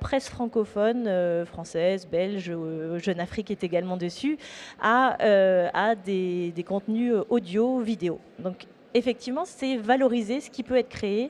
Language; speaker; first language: French; native; French